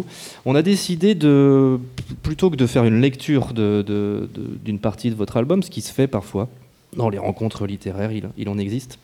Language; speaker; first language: French; native; French